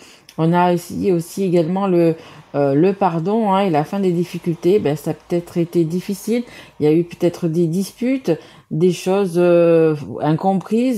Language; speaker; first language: French; native; French